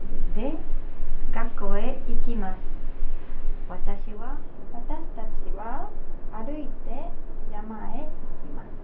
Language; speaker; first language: Japanese; non-native, learner; Spanish